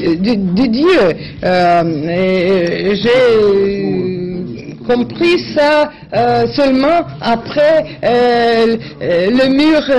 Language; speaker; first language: French; non-native, fluent; Russian